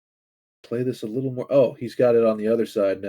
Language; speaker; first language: English; native; English